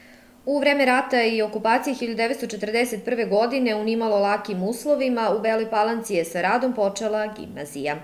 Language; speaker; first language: Serbian; native; Serbian